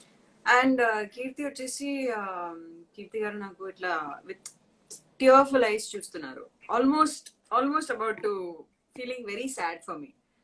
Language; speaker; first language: Telugu; non-native, fluent; Tamil